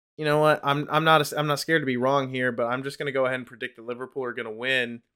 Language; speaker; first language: English; native; English